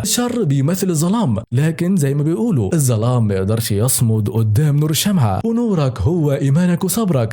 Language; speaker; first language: Arabic; native; Arabic